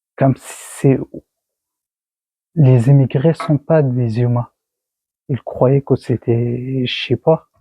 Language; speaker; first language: French; non-native, learner; Persian